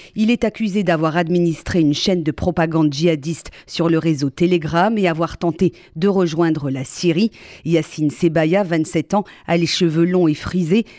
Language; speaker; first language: French; native; French